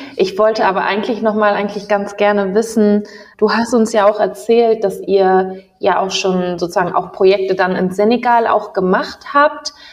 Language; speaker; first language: German; native; German